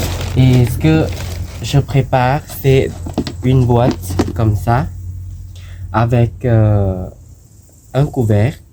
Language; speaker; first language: French; non-native, learner; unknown